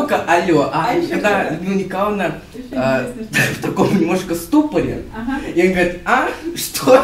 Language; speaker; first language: Russian; native; Russian